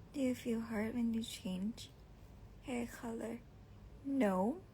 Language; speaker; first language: English; non-native, learner; Thai